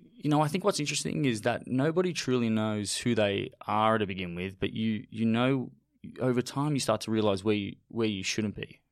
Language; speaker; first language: English; native; English